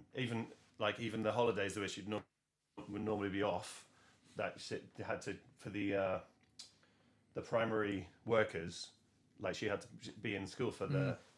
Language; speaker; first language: English; native; English